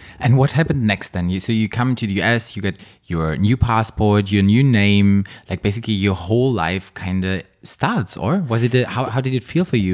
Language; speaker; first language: English; non-native, fluent; German